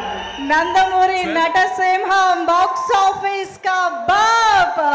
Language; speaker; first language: Telugu; native; Telugu